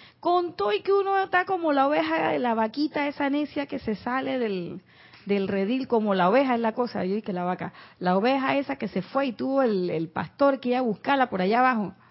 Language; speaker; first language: Spanish; native; Spanish